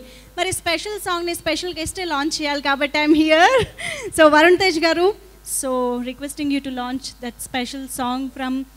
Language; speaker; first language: Telugu; native; Telugu